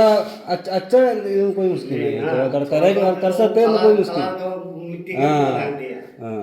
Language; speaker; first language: Hindi; non-native, local second language; Malayalam